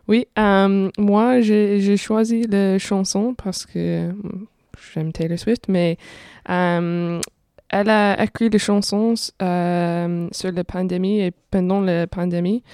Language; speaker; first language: French; non-native, fluent; English